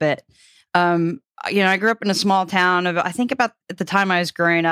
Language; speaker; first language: English; native; English